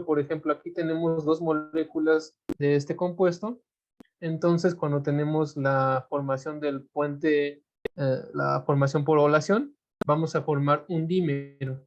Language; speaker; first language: Spanish; native; Spanish